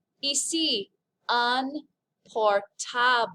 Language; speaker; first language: French; non-native, fluent; English